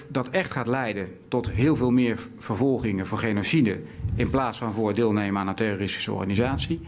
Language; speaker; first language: Dutch; native; Dutch